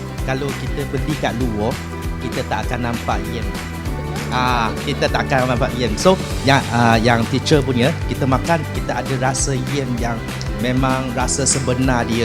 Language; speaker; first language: Malay; native; Malay